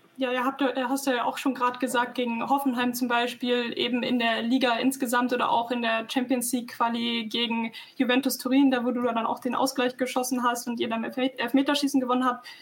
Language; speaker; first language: German; native; German